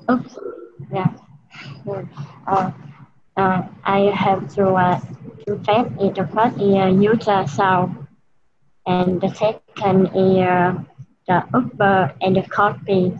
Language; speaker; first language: English; non-native, learner; Vietnamese